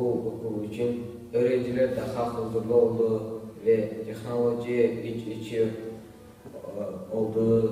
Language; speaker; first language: Turkish; non-native, learner; Kazakh